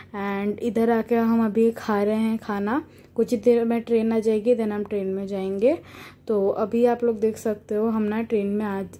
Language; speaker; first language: Hindi; non-native, local second language; Bangla